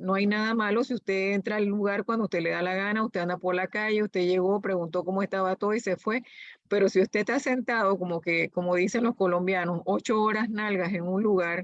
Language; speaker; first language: Spanish; native; Spanish